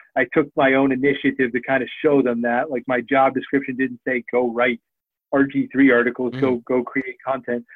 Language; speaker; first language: English; native; English